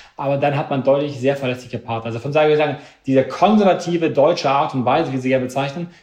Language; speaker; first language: German; native; German